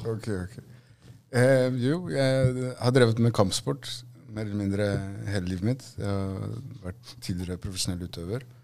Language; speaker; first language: Norwegian; early bilingual, other home language; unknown